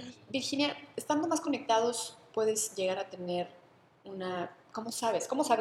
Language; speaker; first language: Spanish; native; Spanish